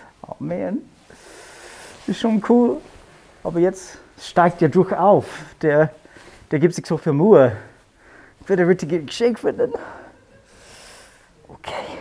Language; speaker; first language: German; non-native, fluent; English